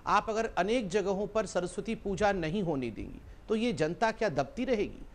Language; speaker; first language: Hindi; native; Hindi